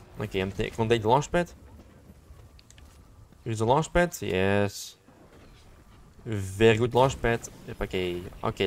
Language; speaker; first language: English; non-native, learner; Dutch